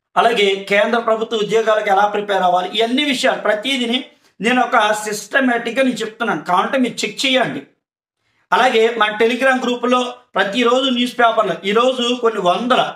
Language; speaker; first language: Telugu; native; Telugu